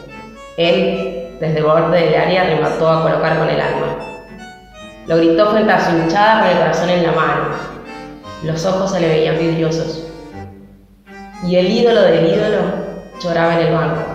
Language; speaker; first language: Spanish; native; Spanish